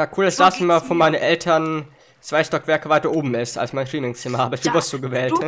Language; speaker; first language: German; native; German